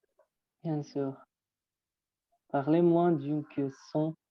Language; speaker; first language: French; non-native, learner; Spanish